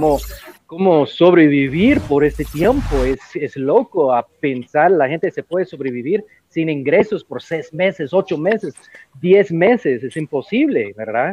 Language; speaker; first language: Spanish; non-native, learner; English